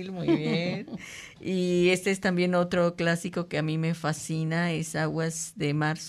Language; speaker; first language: Spanish; native; Spanish